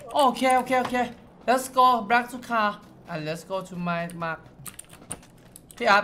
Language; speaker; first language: English; non-native, learner; Thai